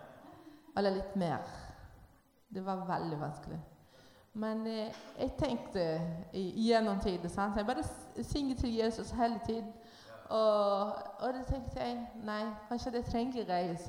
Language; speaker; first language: Norwegian; non-native, learner; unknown